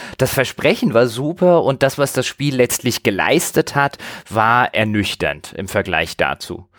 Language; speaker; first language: German; native; German